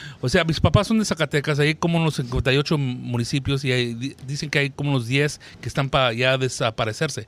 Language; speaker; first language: Spanish; native; Spanish